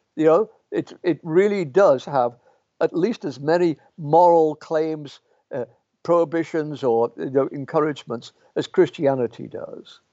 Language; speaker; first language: English; native; English